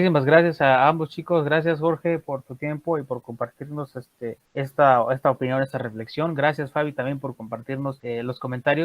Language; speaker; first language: Spanish; native; Spanish